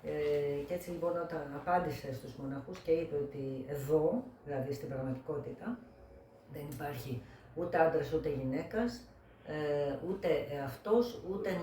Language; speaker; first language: Greek; native; Greek